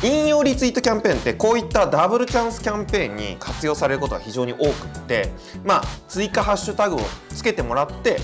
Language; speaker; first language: Japanese; native; Japanese